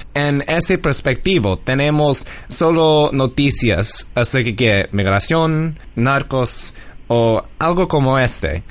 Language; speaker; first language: Spanish; early bilingual, heritage; English